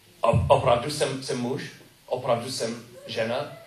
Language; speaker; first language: Czech; non-native, learner; English